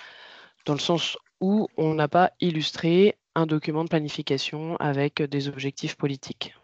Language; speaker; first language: French; native; French